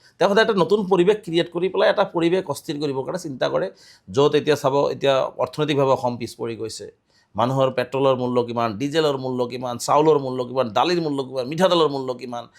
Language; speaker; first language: Assamese; non-native, local second language; Bangla